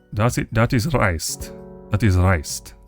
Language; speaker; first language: Dutch; non-native, learner; English